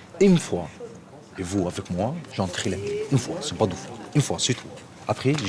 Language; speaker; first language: French; non-native, learner; Arabic